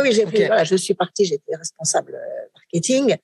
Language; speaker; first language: French; native; French